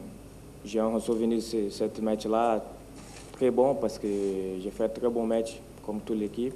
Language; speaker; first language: French; non-native, fluent; Portuguese